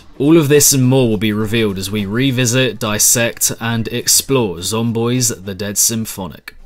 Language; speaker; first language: English; native; English